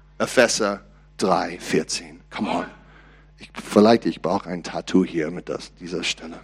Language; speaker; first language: German; non-native, learner; English